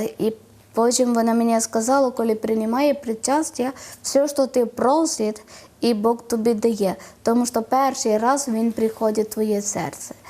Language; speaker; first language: Ukrainian; non-native, learner; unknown